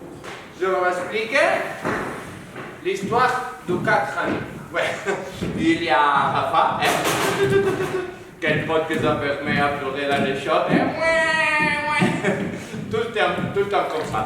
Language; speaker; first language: French; non-native, learner; Spanish